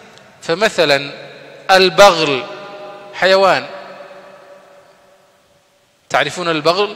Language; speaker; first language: Arabic; non-native, fluent; Somali